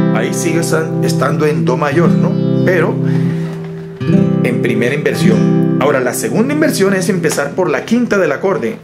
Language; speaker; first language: Spanish; native; Spanish